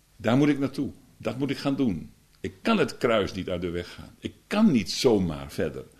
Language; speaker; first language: Dutch; native; Dutch